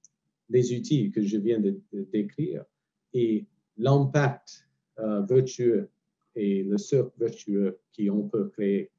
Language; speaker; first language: French; non-native, fluent; English